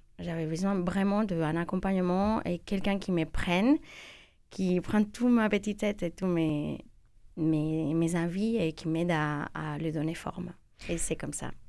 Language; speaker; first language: French; non-native, fluent; Spanish